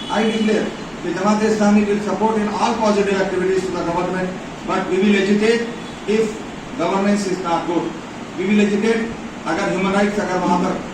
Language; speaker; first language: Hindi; non-native, local second language; Urdu